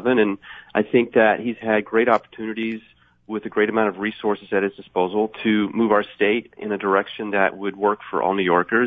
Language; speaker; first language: English; native; English